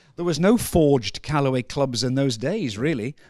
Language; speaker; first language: English; native; English